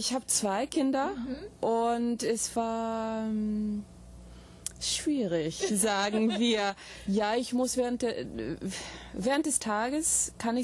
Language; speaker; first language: German; non-native, fluent; English